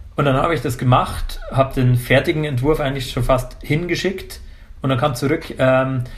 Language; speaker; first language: German; native; German